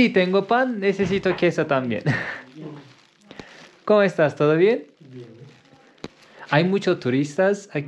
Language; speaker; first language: Spanish; non-native, learner; Turkish